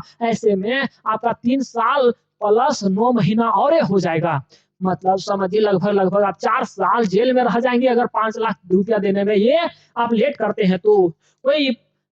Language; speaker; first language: Hindi; native; Hindi